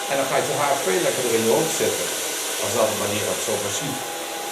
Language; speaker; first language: Dutch; native; Dutch